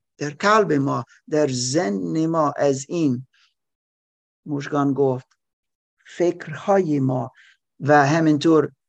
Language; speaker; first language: Persian; non-native, learner; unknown